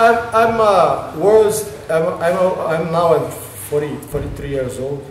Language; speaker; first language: English; non-native, learner; Portuguese